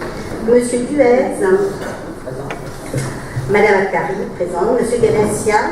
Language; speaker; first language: French; native; French